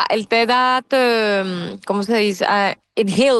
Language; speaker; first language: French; non-native, fluent; Spanish